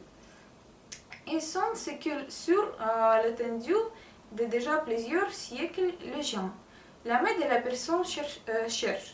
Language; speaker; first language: French; non-native, learner; Russian